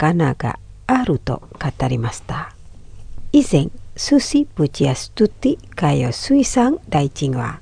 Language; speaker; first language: Japanese; non-native, fluent; Indonesian